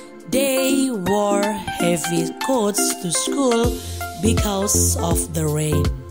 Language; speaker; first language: English; non-native, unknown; Indonesian